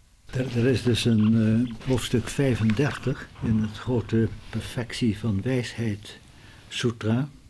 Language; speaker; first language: Dutch; native; Dutch